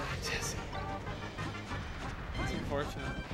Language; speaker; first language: English; native; English